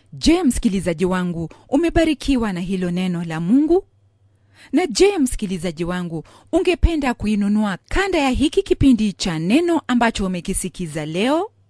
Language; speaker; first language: Swahili; non-native, local second language; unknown